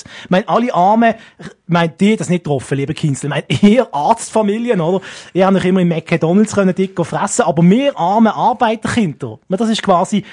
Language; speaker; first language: German; native; German